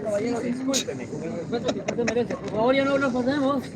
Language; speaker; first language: Spanish; native; Spanish